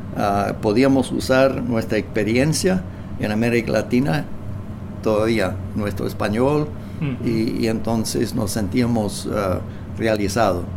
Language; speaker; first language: Spanish; non-native, fluent; English